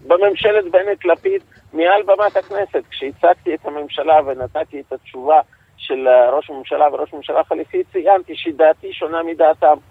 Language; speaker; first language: Hebrew; non-native, fluent; Russian